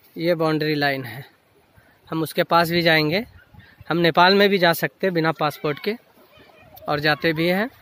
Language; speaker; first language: Hindi; native; Hindi